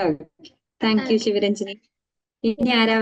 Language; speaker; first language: Malayalam; native; Malayalam